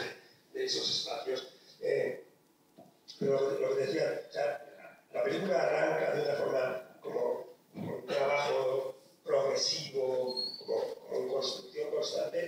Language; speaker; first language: Spanish; native; Spanish